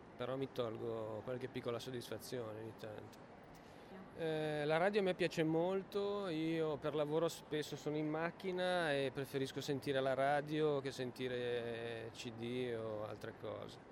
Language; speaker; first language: Italian; native; Italian